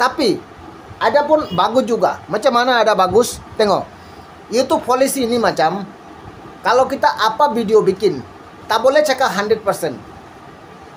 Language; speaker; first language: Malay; non-native, learner; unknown